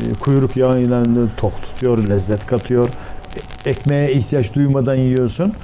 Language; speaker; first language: Turkish; native; Turkish